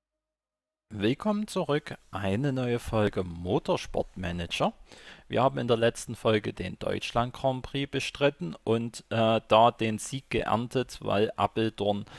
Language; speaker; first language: German; native; German